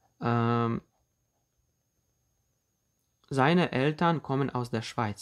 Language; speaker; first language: German; non-native, fluent; Bosnian